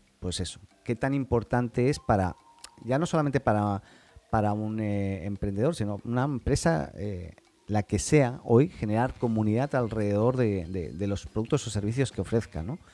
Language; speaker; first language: Spanish; native; Spanish